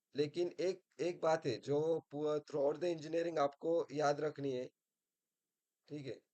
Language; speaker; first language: Hindi; non-native, local second language; Marathi